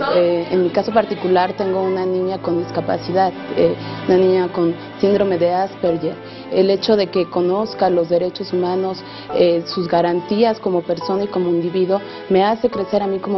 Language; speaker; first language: Spanish; native; Spanish